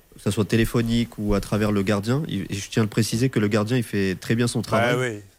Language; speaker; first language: French; native; French